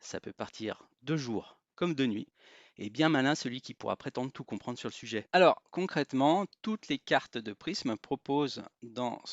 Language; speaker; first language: French; native; French